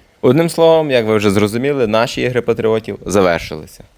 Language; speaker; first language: Ukrainian; native; Ukrainian